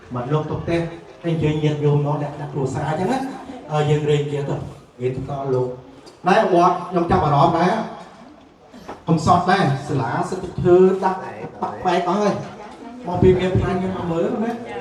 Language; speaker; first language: Khmer; native; Khmer